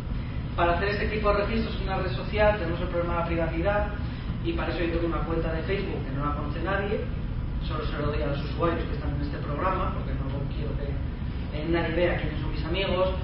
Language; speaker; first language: Spanish; native; Spanish